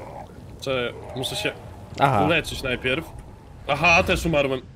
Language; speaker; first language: Polish; native; Polish